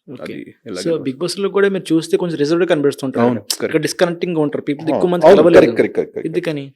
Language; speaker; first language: Telugu; native; Telugu